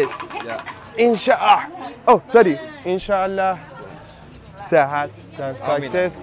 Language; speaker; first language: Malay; non-native, learner; Persian